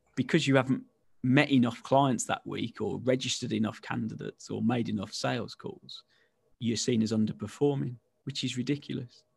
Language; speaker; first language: English; native; English